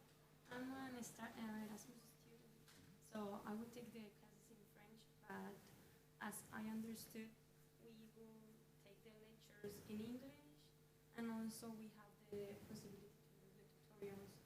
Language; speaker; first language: English; non-native, fluent; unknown